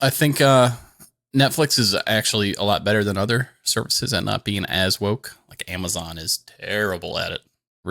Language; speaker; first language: English; native; English